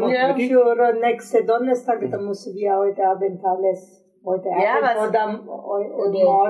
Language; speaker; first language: German; non-native, fluent; Italian